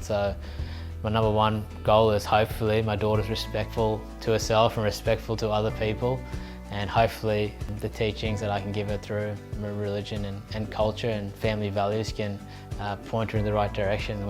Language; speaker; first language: English; early bilingual, other home language; Urdu